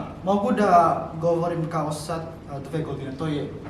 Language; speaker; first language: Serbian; non-native, learner; Indonesian